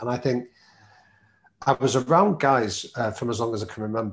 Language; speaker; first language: English; native; English